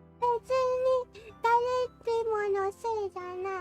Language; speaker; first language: Japanese; non-native, learner; English